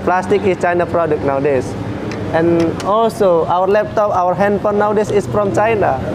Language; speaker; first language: English; non-native, fluent; Indonesian